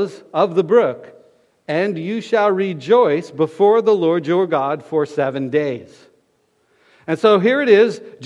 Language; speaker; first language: English; native; English